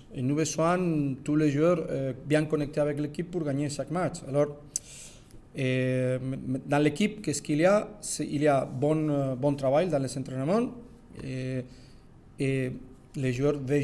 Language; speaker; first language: French; non-native, learner; Spanish